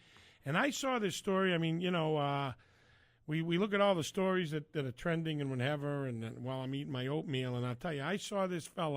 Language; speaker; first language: English; native; English